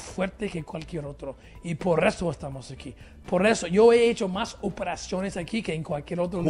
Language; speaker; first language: Spanish; non-native, fluent; English